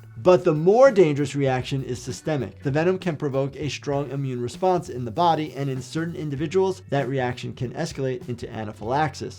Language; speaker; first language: English; native; English